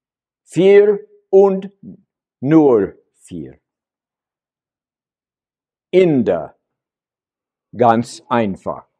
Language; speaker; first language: German; non-native, learner; English